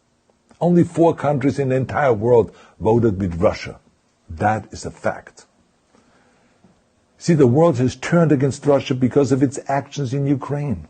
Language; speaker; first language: English; non-native, fluent; German